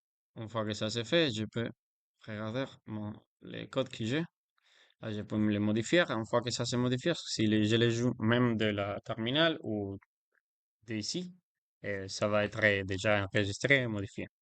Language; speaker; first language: French; non-native, learner; Spanish